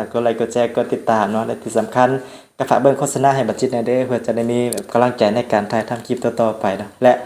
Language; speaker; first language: Thai; non-native, local second language; Northeastern Thai